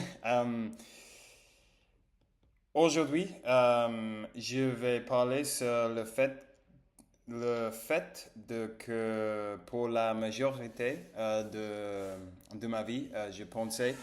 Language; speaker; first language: French; non-native, learner; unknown